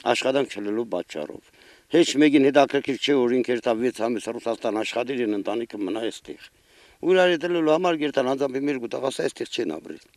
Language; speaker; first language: Armenian; native; Armenian